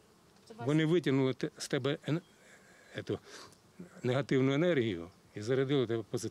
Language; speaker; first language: Ukrainian; native; Ukrainian